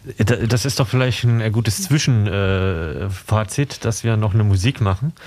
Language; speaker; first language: German; native; German